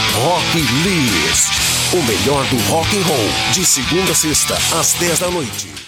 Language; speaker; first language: Portuguese; native; Portuguese